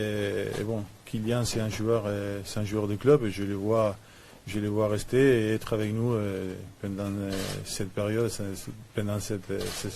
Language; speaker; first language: French; non-native, fluent; Spanish